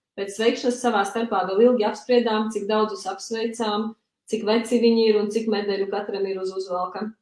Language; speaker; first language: Latvian; early bilingual, other home language; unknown